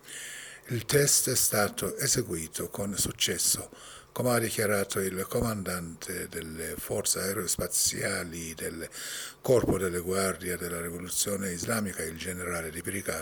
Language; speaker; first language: Italian; non-native, fluent; Persian